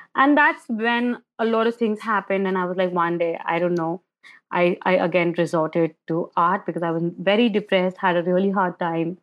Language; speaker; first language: English; non-native, local second language; Hindi